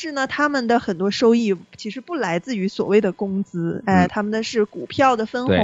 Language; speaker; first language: Chinese; native; Chinese